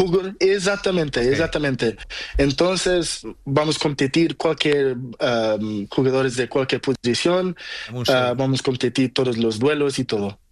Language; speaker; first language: Spanish; non-native, learner; Portuguese